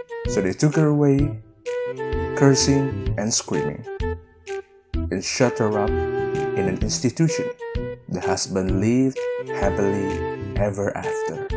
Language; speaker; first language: English; non-native, fluent; Indonesian